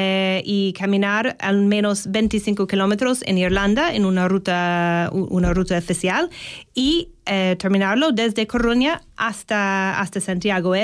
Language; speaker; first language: Spanish; non-native, fluent; English